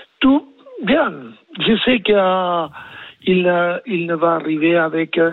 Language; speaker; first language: French; non-native, learner; Spanish